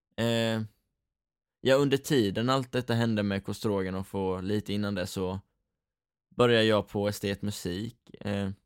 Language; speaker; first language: Swedish; native; Swedish